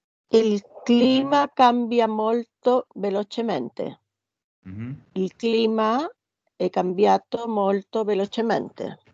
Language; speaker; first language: Italian; non-native, learner; Spanish